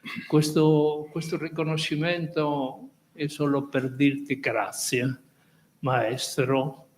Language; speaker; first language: Italian; non-native, fluent; Spanish